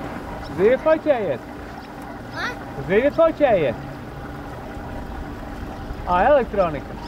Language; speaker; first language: Latvian; native; Latvian